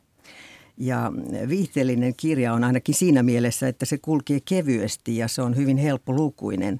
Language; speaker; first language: Finnish; native; Finnish